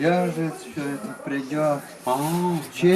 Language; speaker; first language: Russian; native; Russian